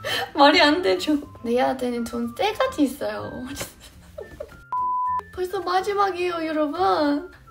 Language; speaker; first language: Korean; non-native, fluent; English